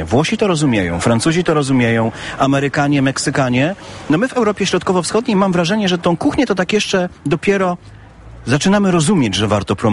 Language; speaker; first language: Polish; native; Polish